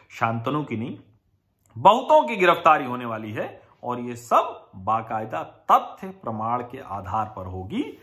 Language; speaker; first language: Hindi; native; Hindi